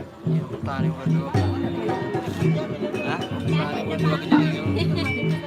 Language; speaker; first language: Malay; non-native, local second language; Balinese